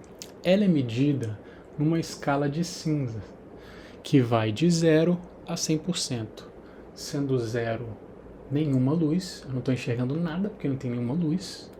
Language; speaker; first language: Portuguese; native; Portuguese